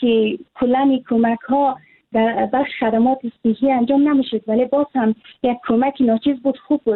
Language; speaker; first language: Persian; native; Persian